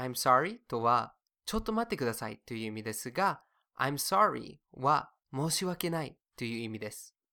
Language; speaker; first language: Japanese; non-native, fluent; English